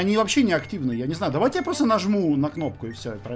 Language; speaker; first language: Russian; native; Russian